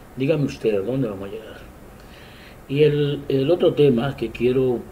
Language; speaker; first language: Spanish; native; Spanish